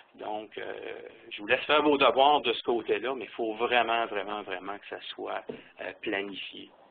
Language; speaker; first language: French; native; French